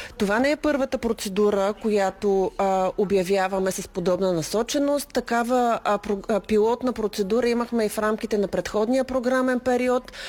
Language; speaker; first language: Bulgarian; native; Bulgarian